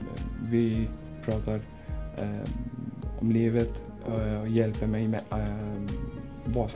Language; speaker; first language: Swedish; non-native, local second language; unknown